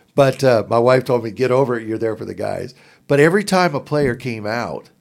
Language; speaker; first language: English; native; English